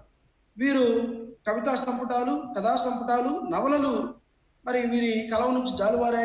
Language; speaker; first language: Telugu; native; Telugu